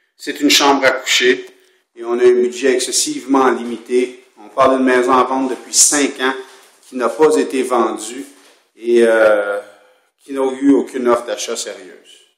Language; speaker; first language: French; native; French